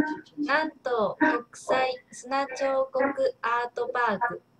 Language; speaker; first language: Japanese; non-native, learner; Chinese